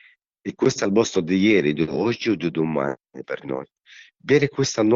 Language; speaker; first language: Italian; non-native, learner; Arabic